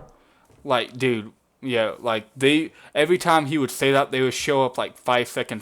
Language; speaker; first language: English; native; English